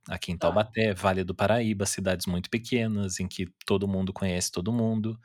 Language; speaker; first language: Portuguese; native; Portuguese